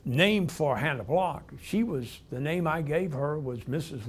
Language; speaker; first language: English; native; English